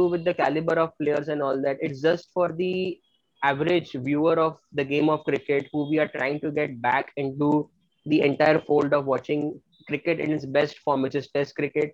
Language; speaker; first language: English; non-native, local second language; Marathi